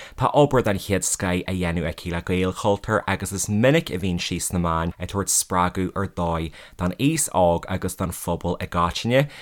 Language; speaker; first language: Irish; native; Irish